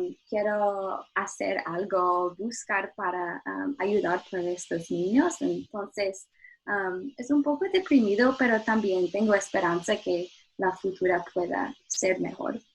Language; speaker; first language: Spanish; non-native, learner; English